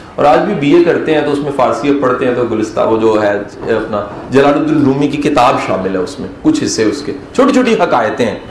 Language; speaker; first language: Urdu; non-native, local second language; Punjabi